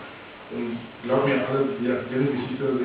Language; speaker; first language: German; non-native, fluent; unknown